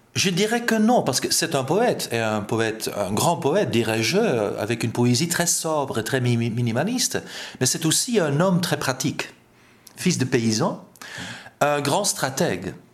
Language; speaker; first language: French; non-native, fluent; Dutch